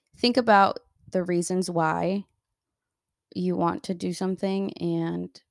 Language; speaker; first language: English; early bilingual, other home language; Spanish